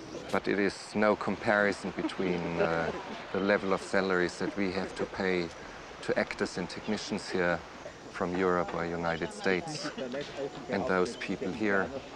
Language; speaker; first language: English; non-native, fluent; German